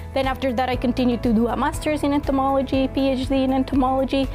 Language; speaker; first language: English; non-native, fluent; Spanish